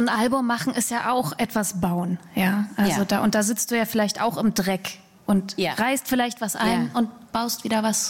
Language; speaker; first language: German; native; German